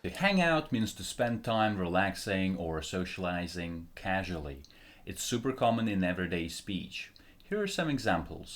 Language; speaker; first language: English; non-native, fluent; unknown